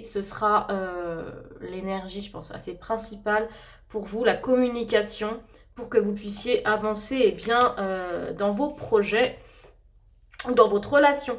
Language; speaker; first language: French; native; French